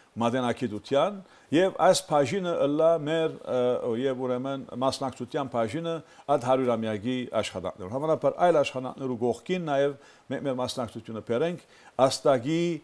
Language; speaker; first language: Armenian; early bilingual, heritage; Armenian